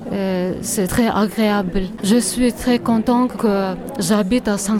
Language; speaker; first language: French; non-native, learner; Kyrgyz